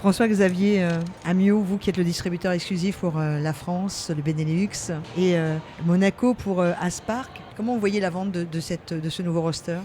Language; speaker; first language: French; native; French